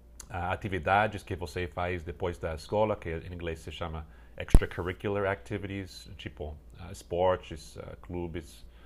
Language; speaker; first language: Portuguese; non-native, fluent; English